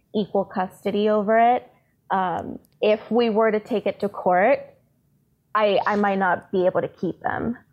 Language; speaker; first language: English; native; English